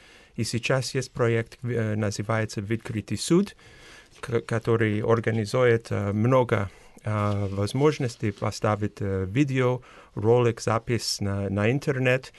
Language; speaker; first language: Russian; non-native, fluent; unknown